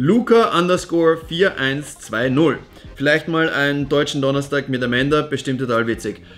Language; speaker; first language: German; native; German